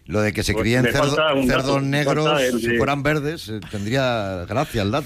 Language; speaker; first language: Spanish; native; Spanish